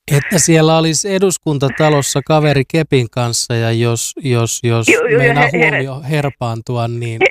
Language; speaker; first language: Finnish; native; Finnish